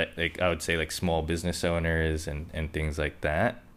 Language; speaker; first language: English; non-native, local second language; Japanese